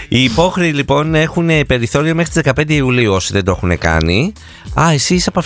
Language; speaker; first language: Greek; native; Greek